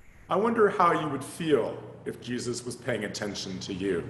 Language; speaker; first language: English; native; English